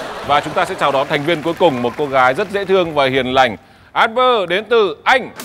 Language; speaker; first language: Vietnamese; native; Vietnamese